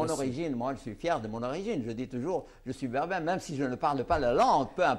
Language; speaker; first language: French; non-native, local second language; Arabic